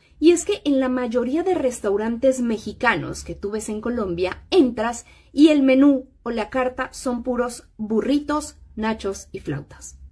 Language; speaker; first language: Spanish; native; Spanish